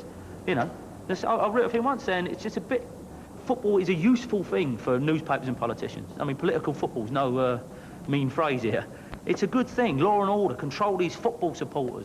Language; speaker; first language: English; native; English